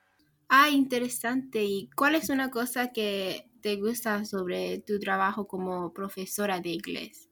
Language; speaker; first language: Spanish; non-native, learner; English